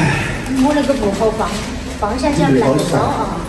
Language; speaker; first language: Chinese; native; Chinese